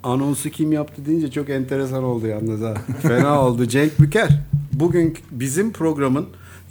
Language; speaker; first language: Turkish; native; Turkish